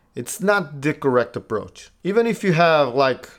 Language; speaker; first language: English; non-native, fluent; Portuguese